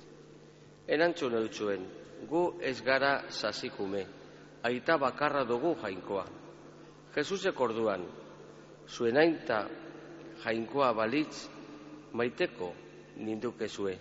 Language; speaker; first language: Basque; native; Basque